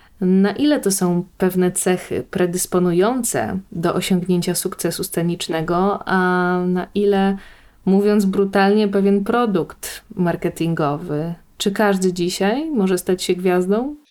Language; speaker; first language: Polish; native; Polish